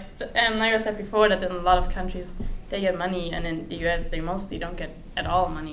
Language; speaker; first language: English; non-native, fluent; German